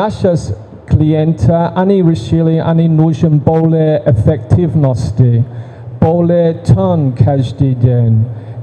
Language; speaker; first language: Russian; non-native, learner; English